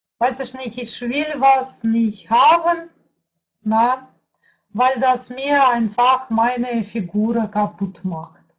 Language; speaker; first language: German; non-native, fluent; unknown